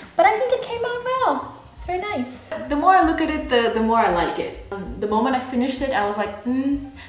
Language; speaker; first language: English; non-native, fluent; Russian